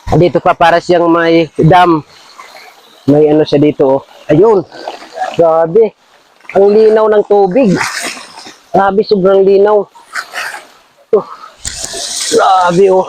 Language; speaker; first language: Filipino; non-native, local second language; Cebuano